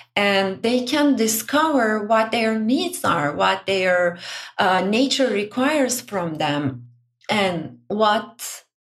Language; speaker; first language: English; non-native, fluent; Turkish